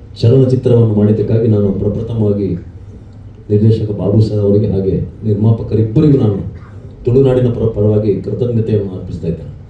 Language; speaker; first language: Kannada; non-native, local second language; Tulu